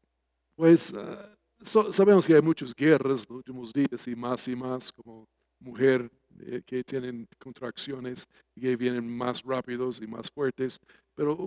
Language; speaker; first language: Spanish; non-native, fluent; English